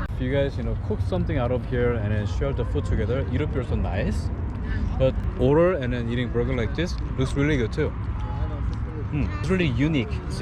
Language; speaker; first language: English; non-native, fluent; Korean